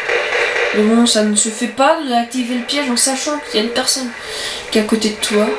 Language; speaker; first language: French; native; French